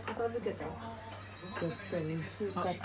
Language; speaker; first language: Japanese; native; Japanese